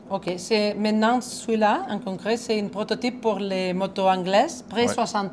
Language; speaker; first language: French; non-native, fluent; Spanish